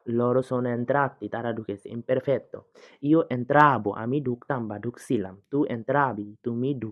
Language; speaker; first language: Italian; non-native, learner; Bangla